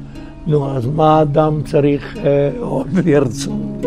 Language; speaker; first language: Hebrew; non-native, fluent; Italian